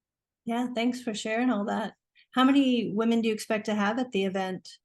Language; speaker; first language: English; native; English